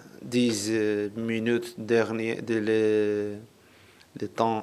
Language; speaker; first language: French; non-native, learner; Portuguese